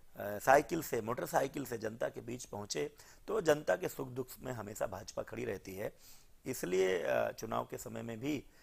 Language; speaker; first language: Hindi; native; Hindi